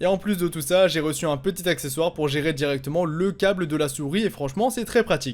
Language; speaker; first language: French; native; French